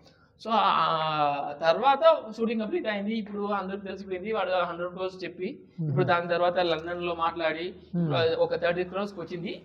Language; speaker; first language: Telugu; non-native, learner; Tamil